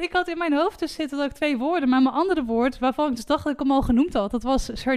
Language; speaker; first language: Dutch; native; Dutch